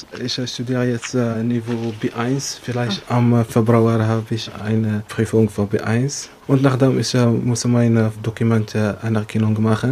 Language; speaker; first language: German; non-native, learner; Arabic